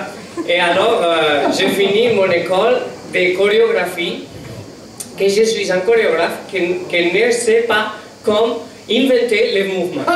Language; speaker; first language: French; non-native, learner; Catalan